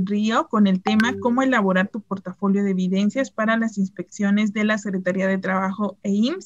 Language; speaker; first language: Spanish; native; Spanish